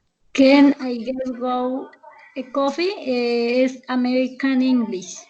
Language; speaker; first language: English; non-native, learner; Spanish